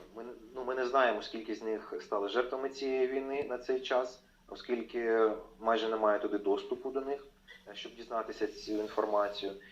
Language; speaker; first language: Ukrainian; non-native, local second language; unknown